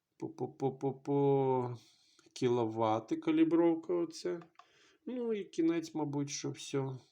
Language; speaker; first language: Ukrainian; non-native, local second language; Russian